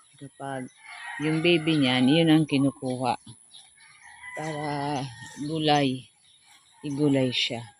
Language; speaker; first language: Filipino; non-native, local second language; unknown